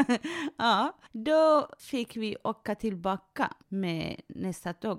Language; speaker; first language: Swedish; non-native, fluent; Tigrinya